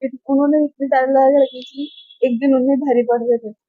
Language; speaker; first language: Hindi; non-native, local second language; Marathi